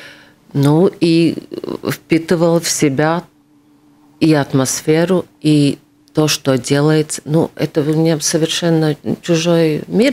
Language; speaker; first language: Russian; non-native, local second language; Latvian